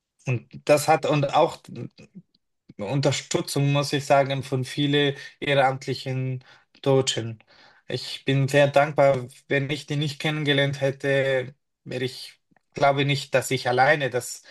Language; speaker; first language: German; non-native, fluent; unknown